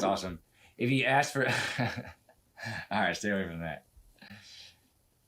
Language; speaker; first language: English; native; English